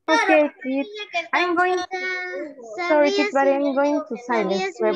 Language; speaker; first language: English; non-native, learner; Spanish